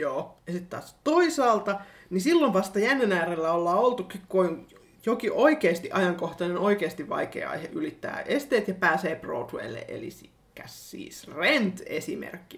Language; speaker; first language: Finnish; native; Finnish